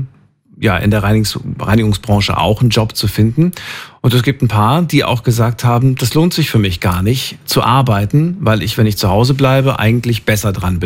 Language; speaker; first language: German; native; German